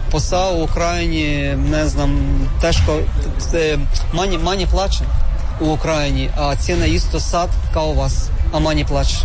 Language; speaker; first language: Serbian; non-native, learner; Ukrainian